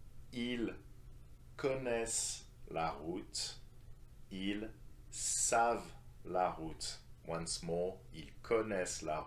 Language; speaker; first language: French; non-native, fluent; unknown